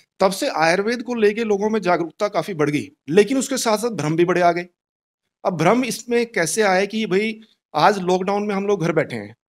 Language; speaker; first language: Hindi; native; Hindi